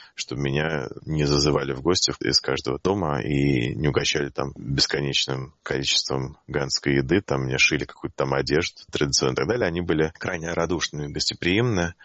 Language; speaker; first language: Russian; native; Russian